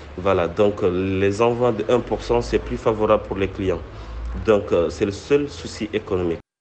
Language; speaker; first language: French; non-native, local second language; Wolof